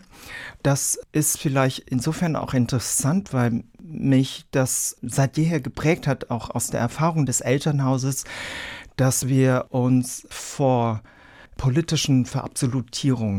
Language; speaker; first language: German; early bilingual, other home language; Vietnamese